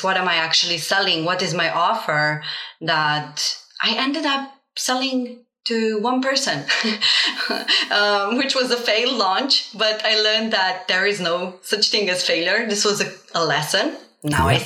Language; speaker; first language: English; non-native, fluent; Slovenian